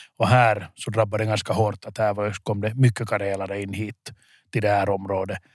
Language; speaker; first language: Swedish; native; Swedish